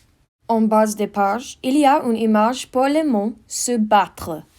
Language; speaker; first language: French; non-native, learner; English